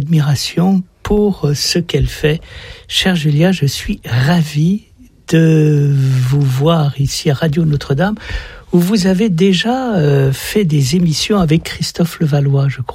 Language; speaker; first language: French; native; French